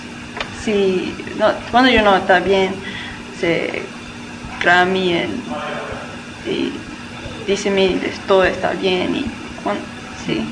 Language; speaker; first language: Spanish; non-native, learner; English